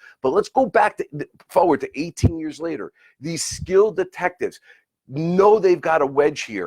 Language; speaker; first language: English; native; English